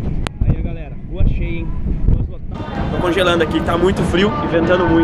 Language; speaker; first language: Portuguese; native; Portuguese